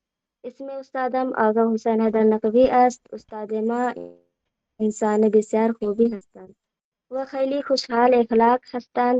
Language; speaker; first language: Persian; non-native, learner; Urdu